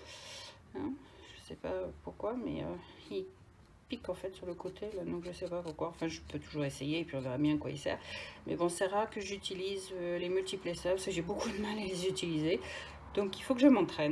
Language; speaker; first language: French; native; French